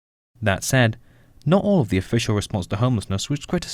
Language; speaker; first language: English; native; English